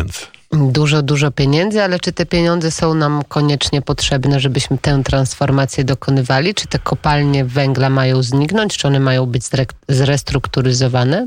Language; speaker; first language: Polish; native; Polish